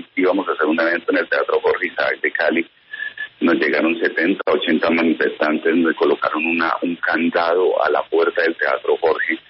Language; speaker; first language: Spanish; native; Spanish